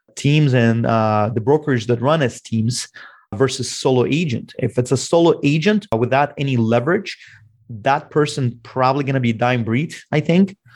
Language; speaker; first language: English; non-native, fluent; Russian